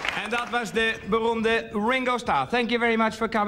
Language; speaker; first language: English; non-native, fluent; Dutch